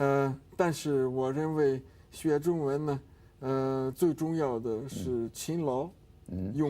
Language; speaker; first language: Chinese; non-native, fluent; Russian